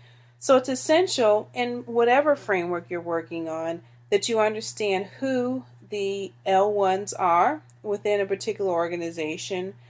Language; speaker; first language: English; native; English